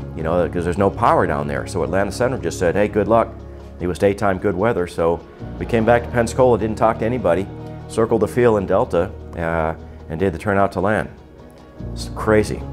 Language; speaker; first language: English; native; English